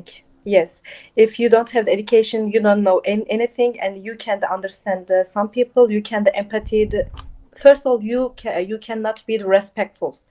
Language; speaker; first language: English; non-native, local second language; Turkish